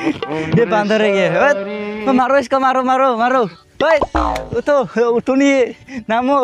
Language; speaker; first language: Hindi; non-native, local second language; Bodo